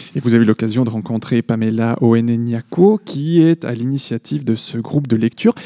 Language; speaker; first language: French; native; French